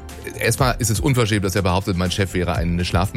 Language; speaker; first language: German; native; German